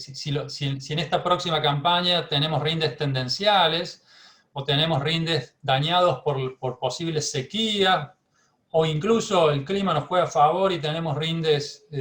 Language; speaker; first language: Spanish; native; Spanish